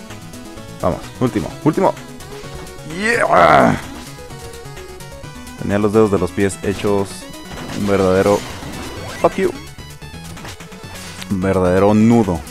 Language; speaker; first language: Spanish; native; Spanish